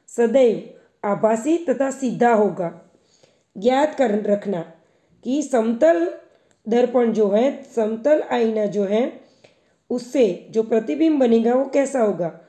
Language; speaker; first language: Hindi; non-native, local second language; Gujarati